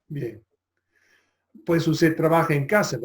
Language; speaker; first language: Spanish; non-native, fluent; English